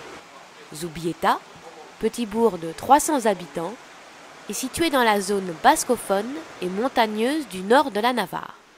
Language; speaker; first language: French; native; French